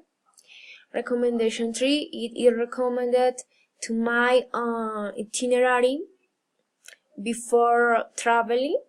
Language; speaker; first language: English; non-native, learner; Spanish